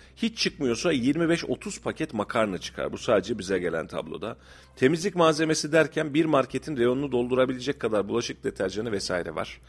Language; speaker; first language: Turkish; native; Turkish